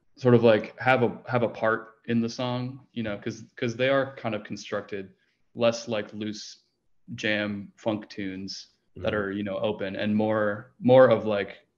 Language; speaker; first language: English; native; English